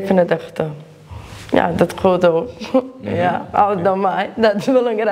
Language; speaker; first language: Dutch; non-native, learner; Portuguese